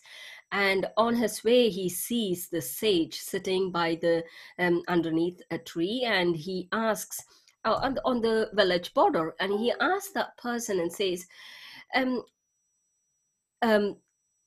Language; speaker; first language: English; non-native, local second language; Tamil